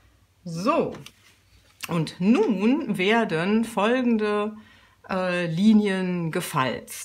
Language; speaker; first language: German; native; German